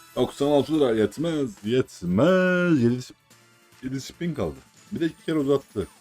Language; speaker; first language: Turkish; native; Turkish